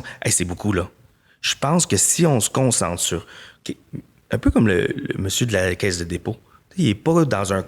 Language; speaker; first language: French; native; French